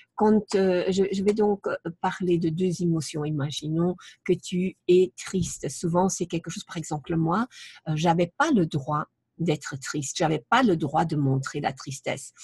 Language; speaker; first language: French; non-native, fluent; German